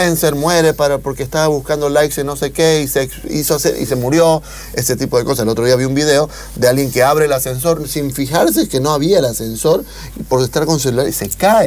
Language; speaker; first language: Spanish; native; Spanish